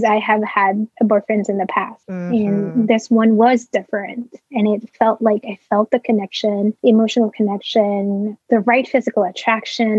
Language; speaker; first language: English; non-native, local second language; Filipino